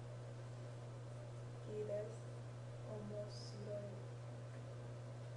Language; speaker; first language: Japanese; non-native, learner; English